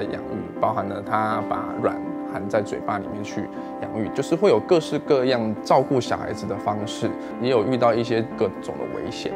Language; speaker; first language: Chinese; native; Chinese